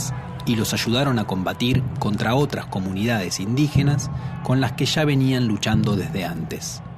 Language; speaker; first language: Spanish; native; Spanish